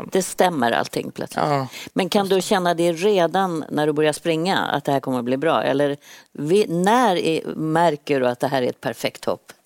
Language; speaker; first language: Swedish; native; Swedish